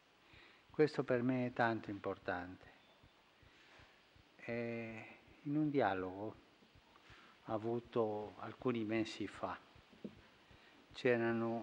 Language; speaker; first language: Italian; non-native, fluent; Spanish